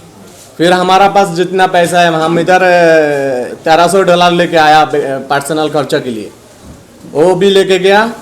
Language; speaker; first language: Hindi; non-native, learner; Bangla